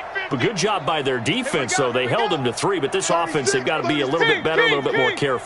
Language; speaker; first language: English; native; English